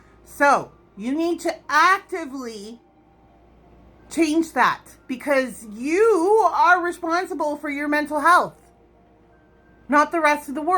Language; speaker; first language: English; native; English